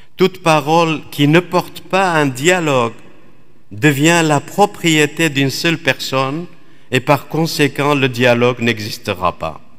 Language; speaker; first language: French; non-native, fluent; Assyrian Neo-Aramaic